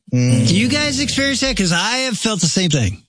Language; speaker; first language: English; native; English